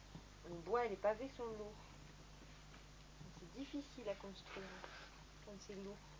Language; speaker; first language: French; native; French